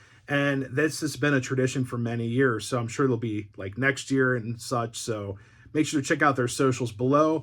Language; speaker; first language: English; native; English